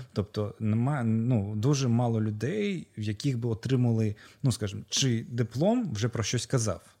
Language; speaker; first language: Ukrainian; non-native, local second language; Russian